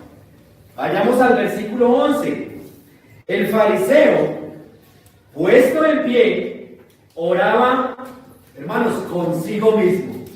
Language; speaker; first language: Spanish; native; Spanish